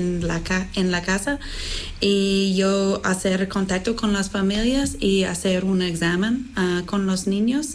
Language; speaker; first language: Spanish; non-native, learner; English